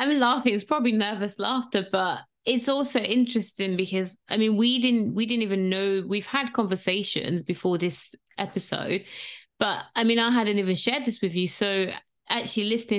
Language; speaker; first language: English; non-native, local second language; Yoruba